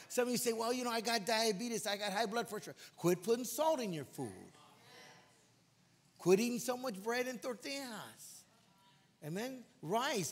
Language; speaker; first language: English; early bilingual, other home language; Spanish